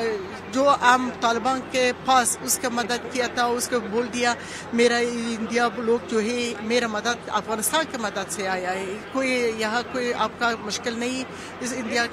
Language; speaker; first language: Hindi; non-native, learner; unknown